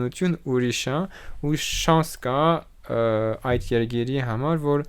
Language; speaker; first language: Armenian; non-native, learner; French